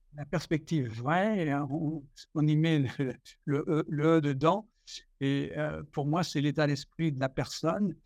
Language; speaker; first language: French; native; French